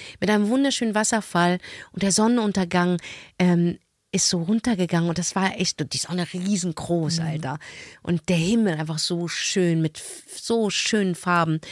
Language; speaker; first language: German; early bilingual, other home language; Arabic